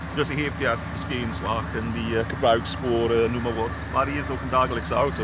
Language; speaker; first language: Dutch; non-native, fluent; English